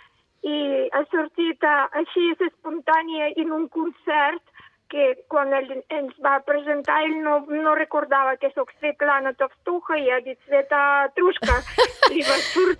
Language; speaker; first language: Catalan; non-native, fluent; Russian